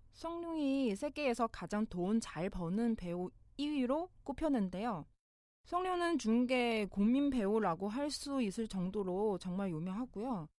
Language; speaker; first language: Korean; non-native, fluent; Chinese